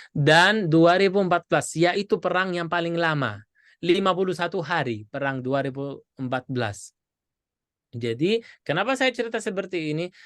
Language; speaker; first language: Indonesian; non-native, fluent; Arabic